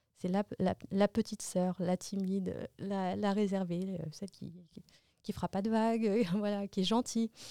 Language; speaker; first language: French; early bilingual, other home language; Arabic